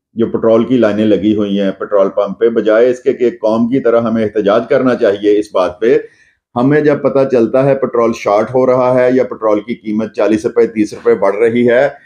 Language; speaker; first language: Urdu; non-native, local second language; Punjabi